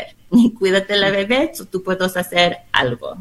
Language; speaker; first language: Spanish; non-native, learner; English